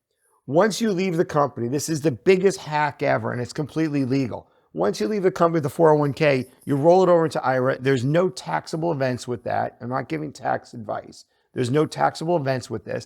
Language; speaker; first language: English; native; English